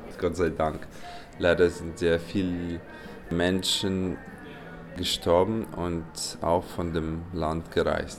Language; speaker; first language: German; non-native, fluent; Ukrainian